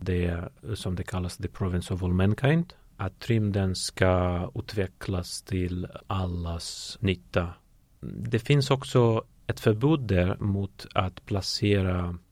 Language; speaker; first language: Swedish; non-native, fluent; Russian